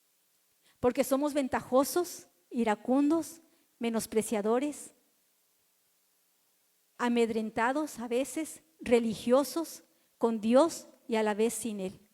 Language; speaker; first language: Spanish; native; Spanish